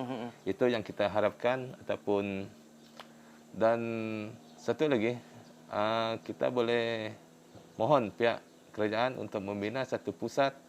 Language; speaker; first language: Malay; non-native, local second language; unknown